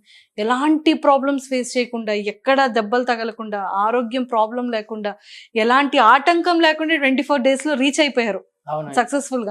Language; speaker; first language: Telugu; native; Telugu